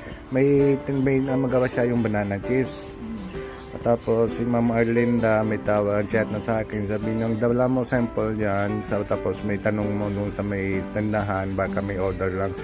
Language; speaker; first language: Filipino; non-native, learner; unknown